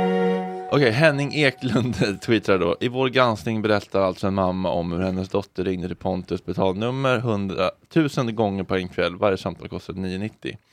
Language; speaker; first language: Swedish; native; Swedish